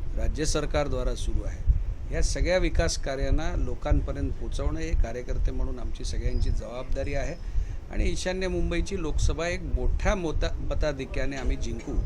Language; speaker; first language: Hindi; non-native, local second language; Gujarati